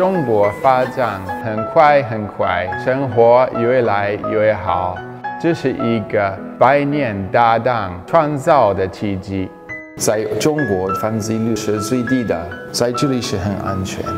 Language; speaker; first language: Chinese; non-native, fluent; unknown